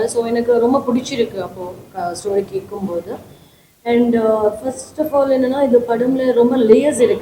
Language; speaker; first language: Tamil; non-native, learner; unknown